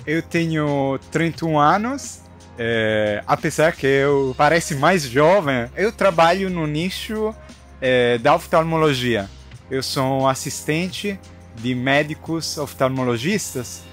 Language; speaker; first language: Portuguese; non-native, learner; Italian